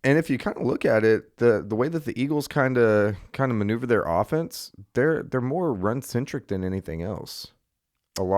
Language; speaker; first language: English; native; English